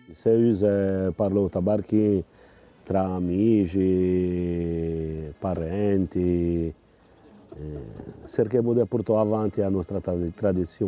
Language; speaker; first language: Italian; non-native, local second language; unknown